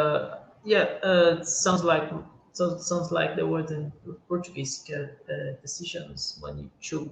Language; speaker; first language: English; non-native, learner; Portuguese